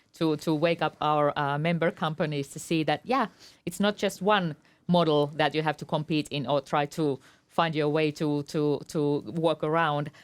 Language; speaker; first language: English; non-native, fluent; Finnish